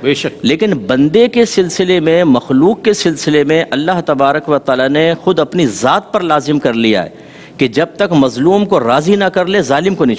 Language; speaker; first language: Urdu; native; Urdu